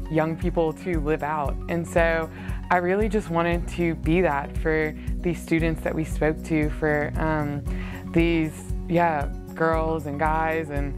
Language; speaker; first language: English; native; English